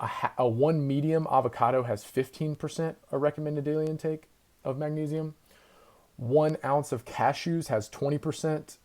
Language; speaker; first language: English; native; English